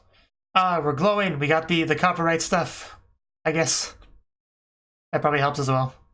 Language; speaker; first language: English; native; English